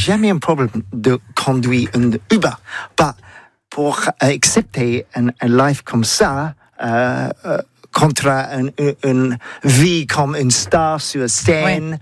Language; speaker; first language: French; non-native, learner; English